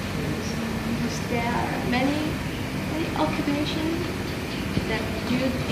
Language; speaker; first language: English; non-native, learner; Thai